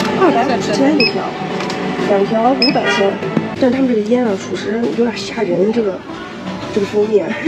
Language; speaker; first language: Chinese; native; Chinese